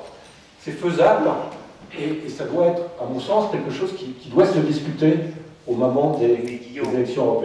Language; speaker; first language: French; native; French